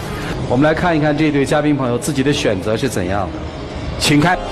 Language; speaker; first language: Chinese; native; Chinese